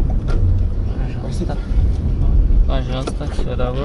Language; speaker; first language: Russian; non-native, learner; Kyrgyz